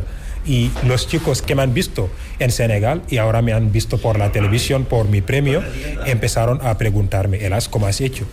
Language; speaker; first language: Spanish; non-native, fluent; Wolof